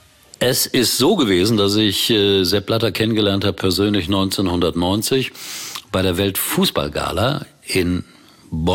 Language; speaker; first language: German; native; German